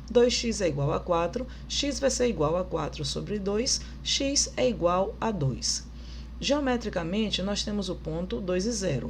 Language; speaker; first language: Portuguese; native; Portuguese